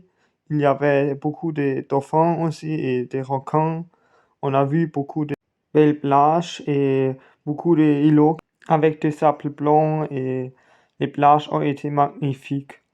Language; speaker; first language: French; non-native, learner; German